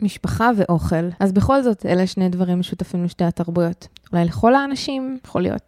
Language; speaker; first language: Hebrew; native; Hebrew